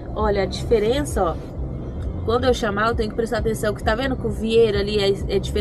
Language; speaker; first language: Portuguese; native; Portuguese